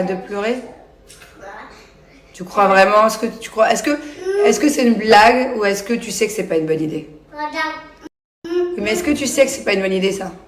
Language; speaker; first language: French; native; French